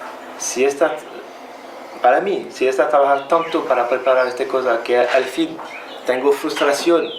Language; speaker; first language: Spanish; non-native, learner; French